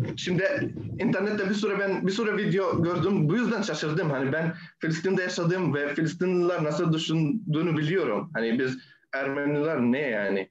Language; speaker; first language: Turkish; non-native, fluent; Arabic